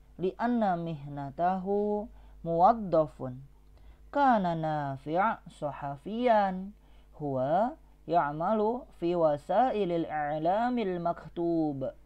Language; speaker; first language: Arabic; non-native, fluent; Indonesian